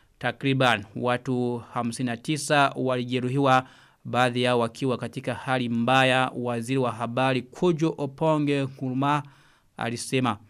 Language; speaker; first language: Swahili; non-native, local second language; Rundi